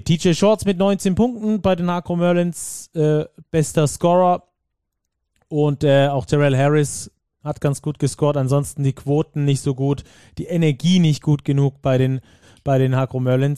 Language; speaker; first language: German; native; German